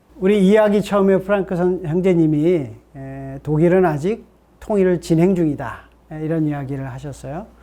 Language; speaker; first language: Korean; native; Korean